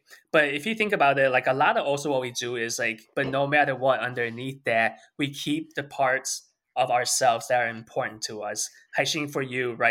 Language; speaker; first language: English; early bilingual, other home language; Chinese